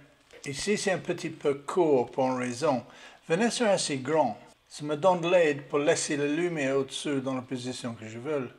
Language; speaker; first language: French; non-native, learner; English